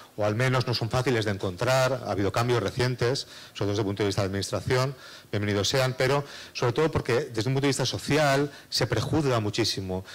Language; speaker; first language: Spanish; native; Spanish